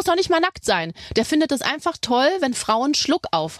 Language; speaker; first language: German; native; German